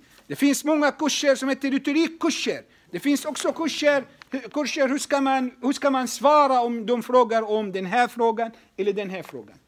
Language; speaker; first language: Swedish; non-native, fluent; Arabic